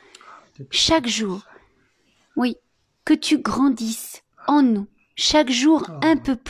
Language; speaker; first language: French; native; French